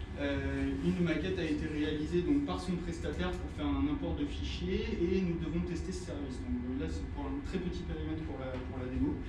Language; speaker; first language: French; native; French